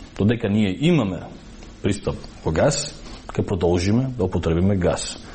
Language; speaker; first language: Macedonian; non-native, local second language; Albanian